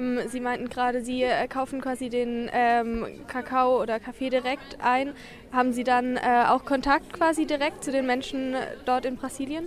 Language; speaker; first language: German; native; German